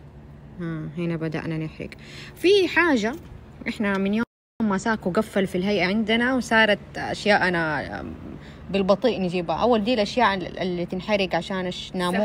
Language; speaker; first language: Arabic; native; Arabic